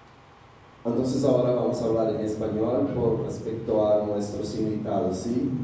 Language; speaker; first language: Spanish; non-native, learner; Portuguese